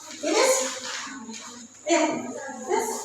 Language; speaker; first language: English; non-native, learner; Indonesian